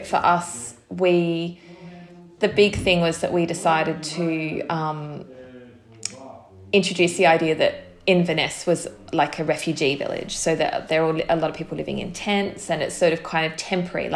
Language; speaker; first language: English; native; English